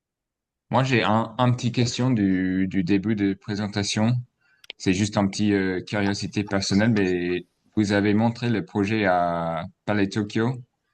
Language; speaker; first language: French; non-native, fluent; English